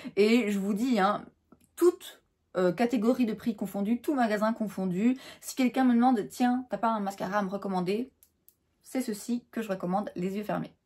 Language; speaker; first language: French; native; French